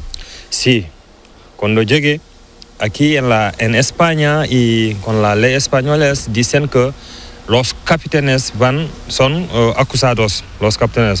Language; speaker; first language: Spanish; non-native, learner; Fula